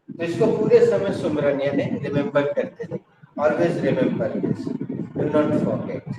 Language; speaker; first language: Hindi; native; Hindi